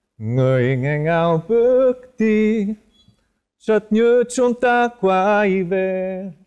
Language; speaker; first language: Vietnamese; non-native, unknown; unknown